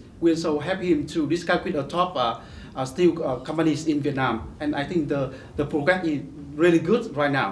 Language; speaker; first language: English; non-native, fluent; Vietnamese